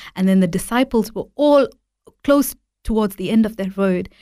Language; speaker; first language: English; native; English